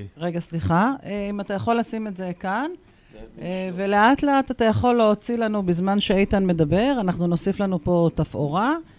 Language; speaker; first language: Hebrew; native; Hebrew